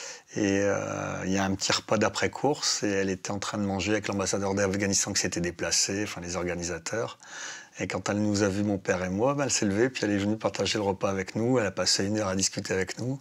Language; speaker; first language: French; native; French